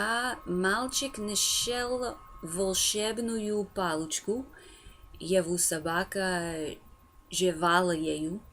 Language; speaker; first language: Russian; non-native, learner; English